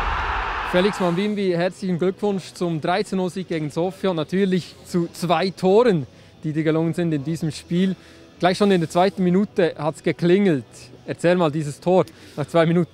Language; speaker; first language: German; native; German